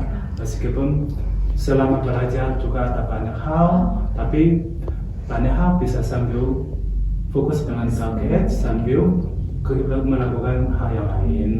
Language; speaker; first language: Indonesian; non-native, fluent; Chinese